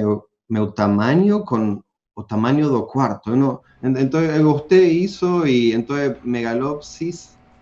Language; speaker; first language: Portuguese; non-native, learner; Spanish